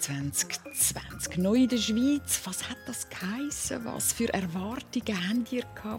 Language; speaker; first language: German; native; German